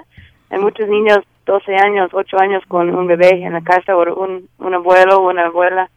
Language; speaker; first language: Spanish; non-native, learner; English